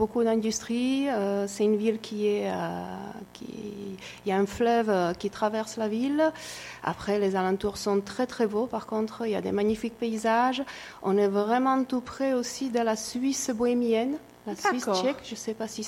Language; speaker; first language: French; non-native, fluent; Czech